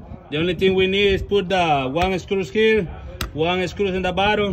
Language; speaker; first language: English; non-native, learner; Spanish